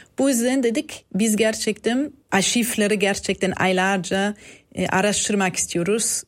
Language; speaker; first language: Turkish; non-native, fluent; German